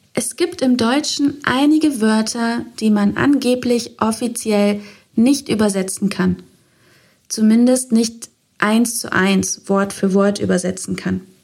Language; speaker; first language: German; native; German